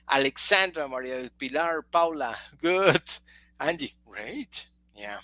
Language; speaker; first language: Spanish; native; Spanish